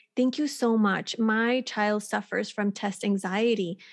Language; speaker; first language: English; native; English